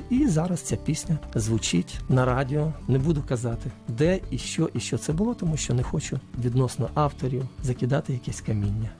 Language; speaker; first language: Ukrainian; native; Ukrainian